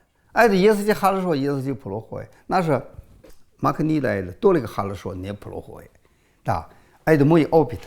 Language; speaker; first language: Russian; non-native, learner; Chinese